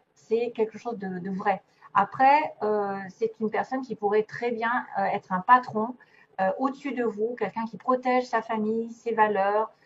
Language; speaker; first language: French; native; French